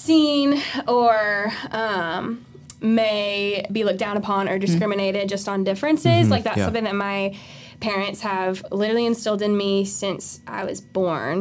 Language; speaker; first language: English; native; English